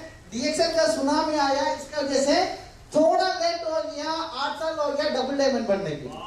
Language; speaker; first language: Hindi; non-native, local second language; Tamil